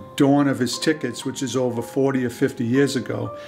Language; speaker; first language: English; native; English